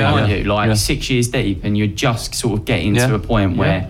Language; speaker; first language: English; native; English